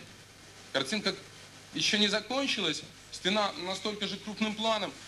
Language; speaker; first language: Russian; native; Russian